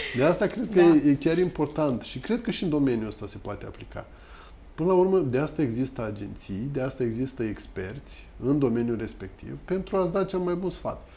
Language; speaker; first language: Romanian; native; Romanian